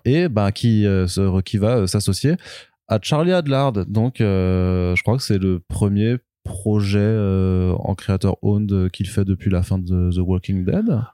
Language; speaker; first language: French; native; French